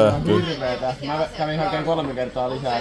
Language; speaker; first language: Finnish; native; Finnish